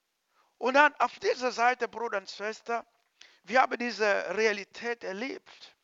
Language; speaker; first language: German; non-native, learner; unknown